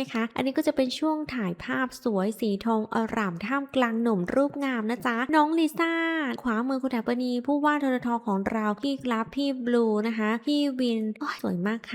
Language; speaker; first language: Thai; native; Thai